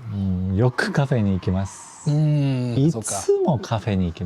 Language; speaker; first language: Japanese; non-native, fluent; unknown